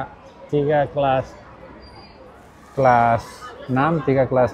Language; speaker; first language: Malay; non-native, learner; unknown